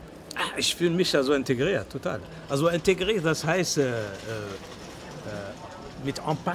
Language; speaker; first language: German; non-native, learner; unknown